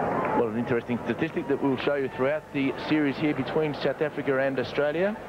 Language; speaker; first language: English; native; English